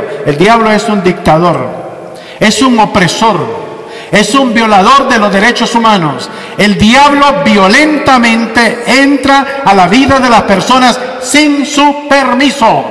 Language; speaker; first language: Spanish; native; Spanish